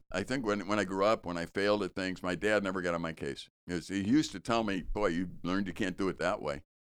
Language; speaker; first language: English; native; English